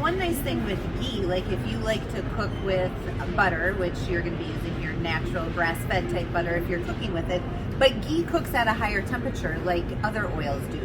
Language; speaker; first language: English; native; English